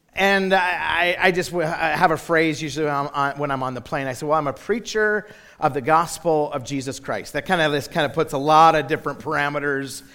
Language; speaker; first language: English; native; English